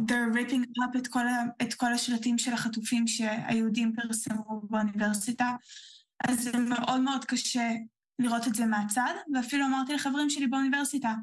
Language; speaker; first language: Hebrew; early bilingual, heritage; Hebrew